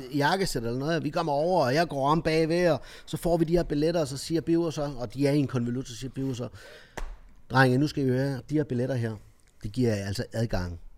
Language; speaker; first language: Danish; early bilingual, other home language; Turkish